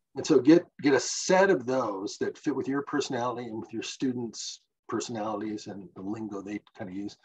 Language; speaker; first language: English; native; English